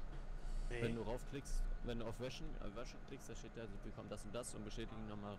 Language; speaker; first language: German; native; German